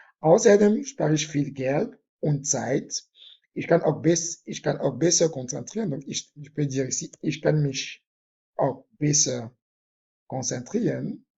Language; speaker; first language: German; non-native, fluent; French